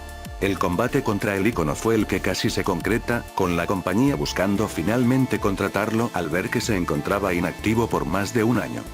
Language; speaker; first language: Spanish; native; Spanish